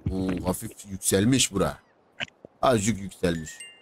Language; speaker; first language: Turkish; native; Turkish